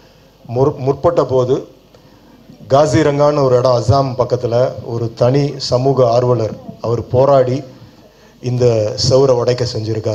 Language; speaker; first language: Tamil; native; Tamil